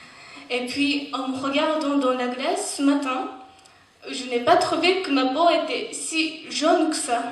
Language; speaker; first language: French; non-native, fluent; Japanese